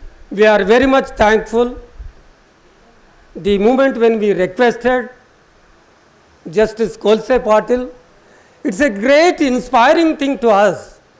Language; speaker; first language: English; non-native, local second language; Telugu